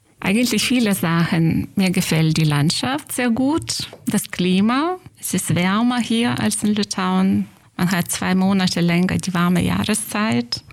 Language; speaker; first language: German; non-native, fluent; Lithuanian